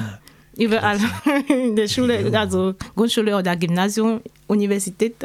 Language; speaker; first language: German; non-native, learner; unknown